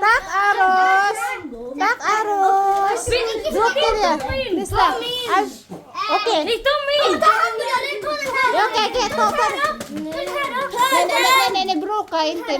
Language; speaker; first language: Swedish; non-native, learner; Filipino